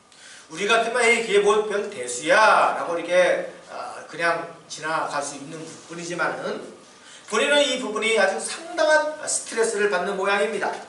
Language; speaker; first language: Korean; native; Korean